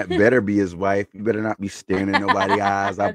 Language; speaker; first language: English; native; English